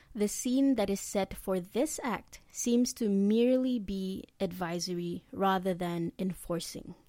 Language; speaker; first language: English; non-native, local second language; Malay